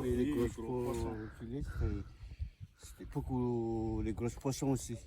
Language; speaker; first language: French; non-native, local second language; Malagasy